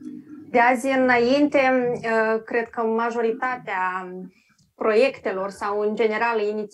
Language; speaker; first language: Romanian; native; Romanian